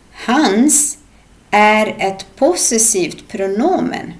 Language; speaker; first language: Swedish; non-native, fluent; Arabic